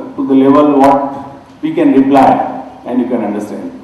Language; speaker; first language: English; non-native, local second language; Gujarati